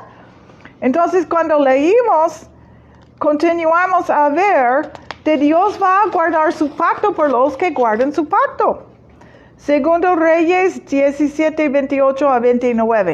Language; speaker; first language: Spanish; non-native, fluent; English